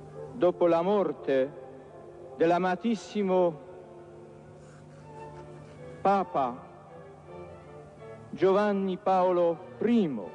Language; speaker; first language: Italian; non-native, fluent; Polish